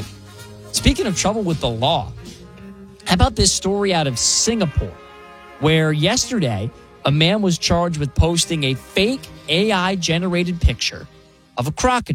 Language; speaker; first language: English; native; English